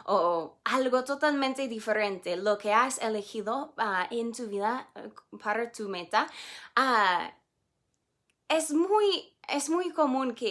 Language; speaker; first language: Spanish; non-native, fluent; English